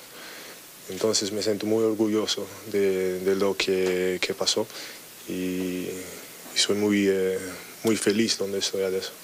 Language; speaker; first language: Spanish; non-native, learner; English